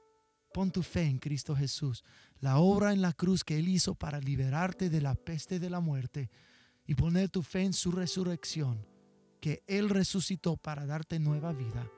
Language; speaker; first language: Spanish; non-native, fluent; English